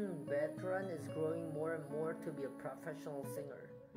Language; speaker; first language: English; non-native, fluent; Indonesian